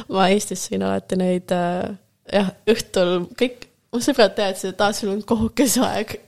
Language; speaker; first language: Estonian; non-native, local second language; Russian